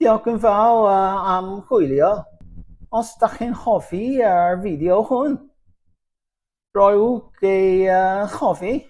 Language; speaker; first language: Welsh; non-native, learner; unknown